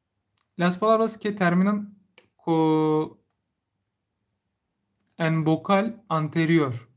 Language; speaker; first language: Spanish; non-native, learner; Turkish